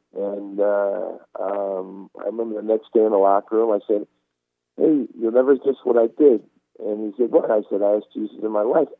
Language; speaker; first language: English; non-native, fluent; Turkish